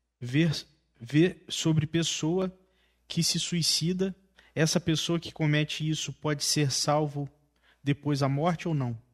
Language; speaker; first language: Portuguese; native; Portuguese